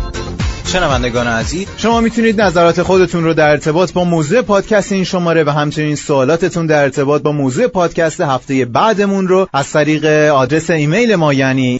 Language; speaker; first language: Persian; native; Persian